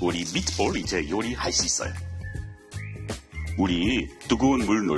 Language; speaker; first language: Korean; non-native, learner; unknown